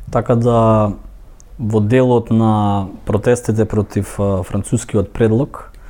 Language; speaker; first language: Macedonian; native; Macedonian